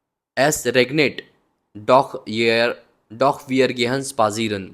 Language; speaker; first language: German; non-native, learner; Hindi